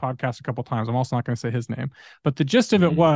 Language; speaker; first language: English; native; English